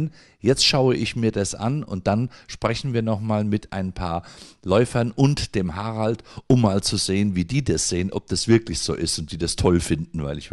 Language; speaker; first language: German; native; German